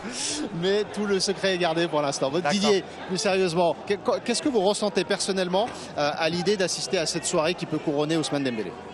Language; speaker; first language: French; native; French